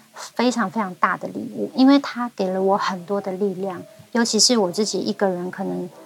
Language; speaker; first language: Chinese; non-native, local second language; Amis